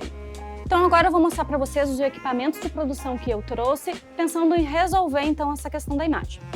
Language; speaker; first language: Portuguese; native; Portuguese